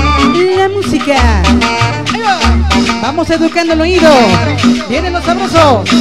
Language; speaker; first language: Spanish; native; Spanish